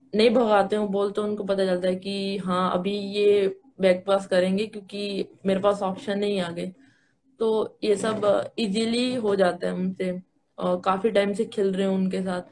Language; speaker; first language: Hindi; native; Hindi